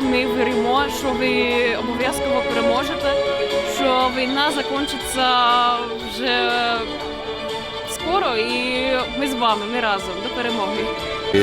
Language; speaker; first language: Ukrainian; non-native, fluent; Czech